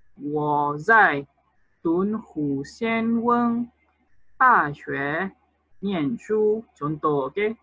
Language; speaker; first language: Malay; native; Malay